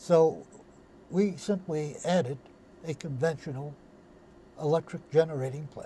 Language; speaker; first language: English; native; English